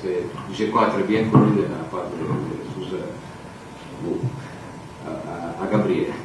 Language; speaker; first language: French; non-native, fluent; Italian